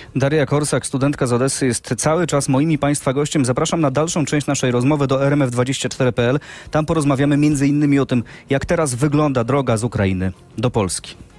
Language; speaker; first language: Polish; native; Polish